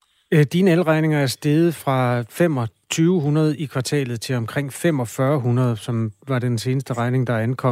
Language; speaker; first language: Danish; native; Danish